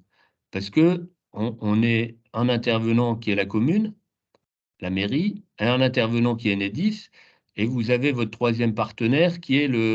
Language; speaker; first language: French; native; French